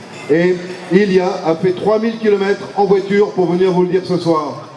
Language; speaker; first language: French; native; French